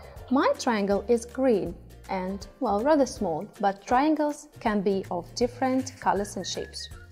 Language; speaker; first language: English; non-native, fluent; Russian